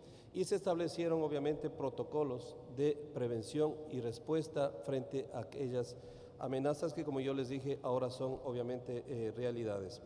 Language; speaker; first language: Spanish; native; Spanish